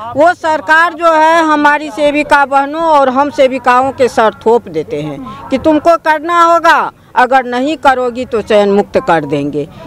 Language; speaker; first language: Hindi; native; Hindi